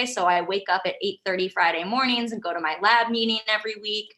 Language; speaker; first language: English; native; English